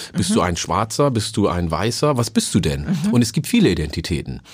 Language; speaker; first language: German; early bilingual, other home language; Oromo